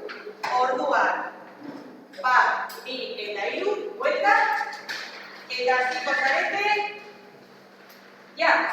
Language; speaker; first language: Basque; non-native, local second language; Spanish